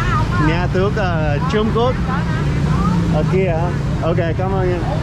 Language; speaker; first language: Vietnamese; non-native, learner; English